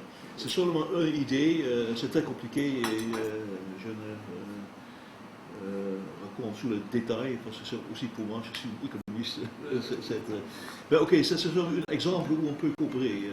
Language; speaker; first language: French; non-native, fluent; Dutch